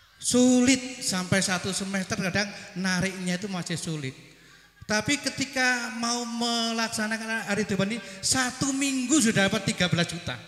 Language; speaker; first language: Indonesian; non-native, local second language; Javanese